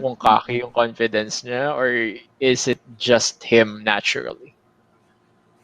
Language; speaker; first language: Filipino; native; Filipino